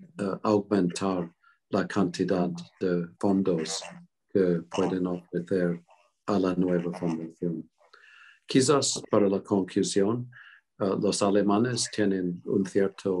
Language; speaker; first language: Spanish; non-native, fluent; English